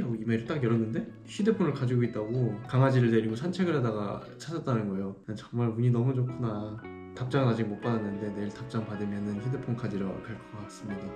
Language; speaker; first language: Korean; native; Korean